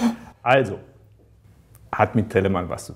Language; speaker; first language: German; native; German